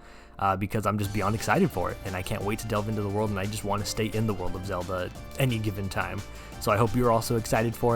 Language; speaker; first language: English; native; English